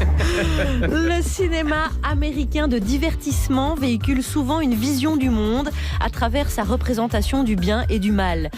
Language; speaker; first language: French; native; French